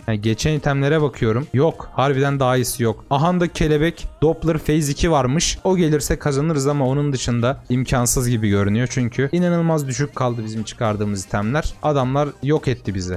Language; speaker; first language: Turkish; native; Turkish